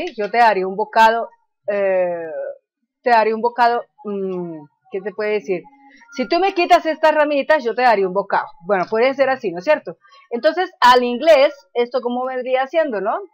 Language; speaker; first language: Spanish; native; Spanish